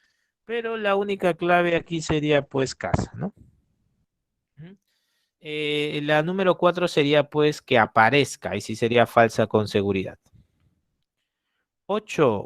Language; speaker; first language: Spanish; native; Spanish